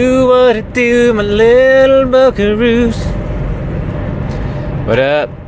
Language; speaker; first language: English; native; English